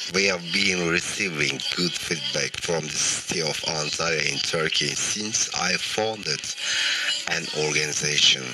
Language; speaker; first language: English; non-native, fluent; Turkish